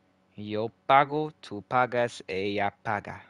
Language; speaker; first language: Spanish; non-native, learner; English